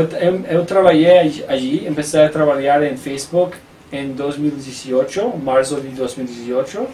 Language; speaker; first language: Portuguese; non-native, learner; English